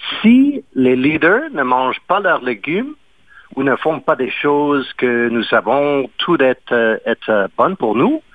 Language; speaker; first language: French; non-native, fluent; English